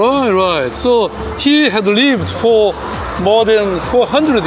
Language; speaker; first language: English; non-native, learner; Korean